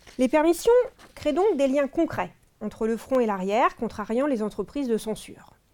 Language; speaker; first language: French; native; French